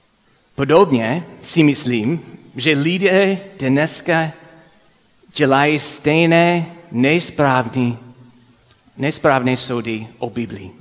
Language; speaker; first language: Czech; non-native, fluent; English